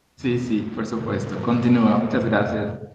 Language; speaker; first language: Spanish; non-native, learner; Portuguese